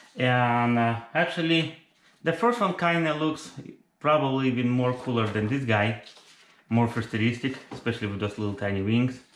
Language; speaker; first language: English; non-native, fluent; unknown